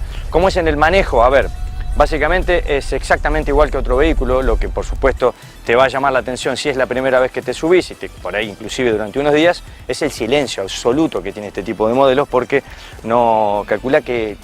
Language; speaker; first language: Spanish; native; Spanish